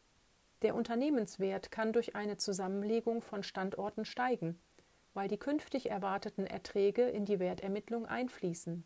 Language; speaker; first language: German; native; German